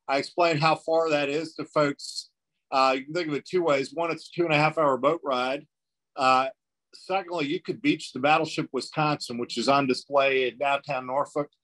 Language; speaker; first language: English; native; English